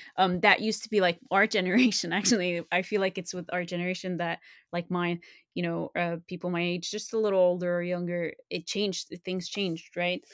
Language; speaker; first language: English; non-native, fluent; French